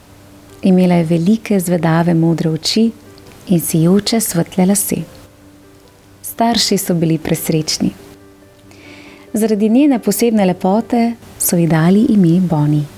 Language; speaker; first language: Slovenian; native; Slovenian